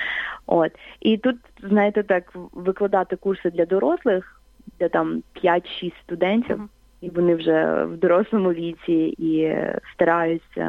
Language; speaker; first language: Ukrainian; native; Ukrainian